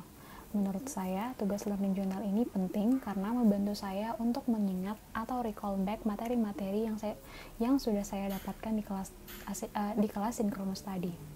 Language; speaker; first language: Indonesian; native; Indonesian